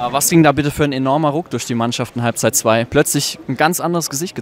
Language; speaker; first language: German; native; German